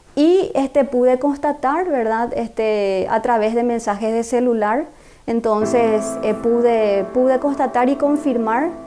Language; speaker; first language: Spanish; native; Spanish